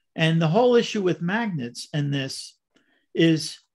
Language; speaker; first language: English; native; English